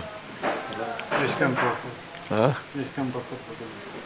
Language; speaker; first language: Hebrew; non-native, learner; English